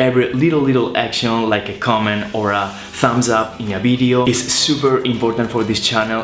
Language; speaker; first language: English; non-native, fluent; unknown